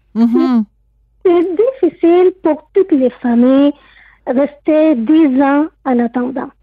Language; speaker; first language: French; non-native, learner; Arabic